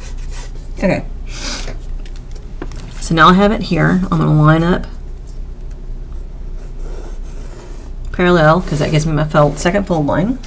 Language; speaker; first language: English; native; English